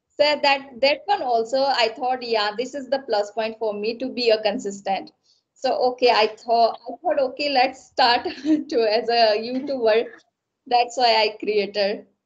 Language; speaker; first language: English; non-native, local second language; Assamese